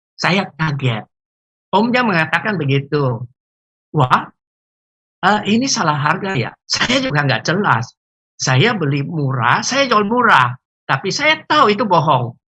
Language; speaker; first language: Indonesian; native; Indonesian